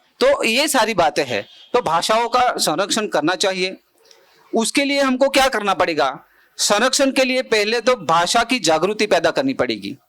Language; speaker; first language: Hindi; non-native, local second language; Bhili